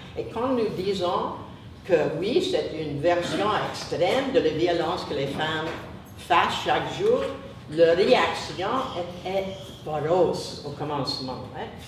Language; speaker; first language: French; non-native, learner; English